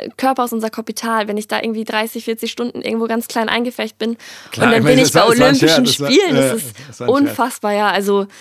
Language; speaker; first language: German; native; German